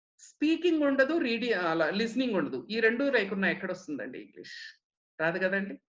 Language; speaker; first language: Telugu; native; Telugu